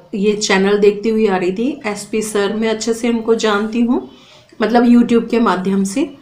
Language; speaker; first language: Hindi; native; Hindi